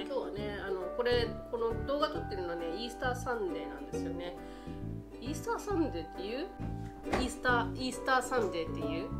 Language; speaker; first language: Japanese; native; Japanese